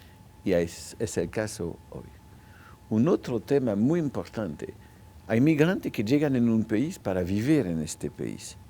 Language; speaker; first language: Spanish; non-native, local second language; French